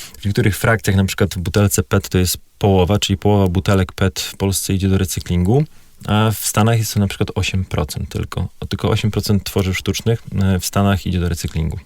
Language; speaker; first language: Polish; native; Polish